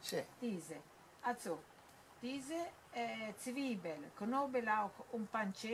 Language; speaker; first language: German; non-native, learner; Italian